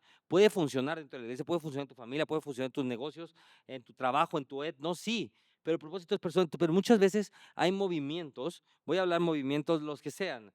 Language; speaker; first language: Spanish; native; Spanish